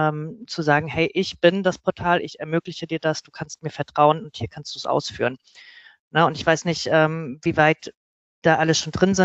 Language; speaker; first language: German; native; German